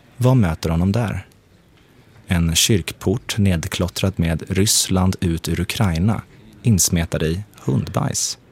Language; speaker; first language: Swedish; native; Swedish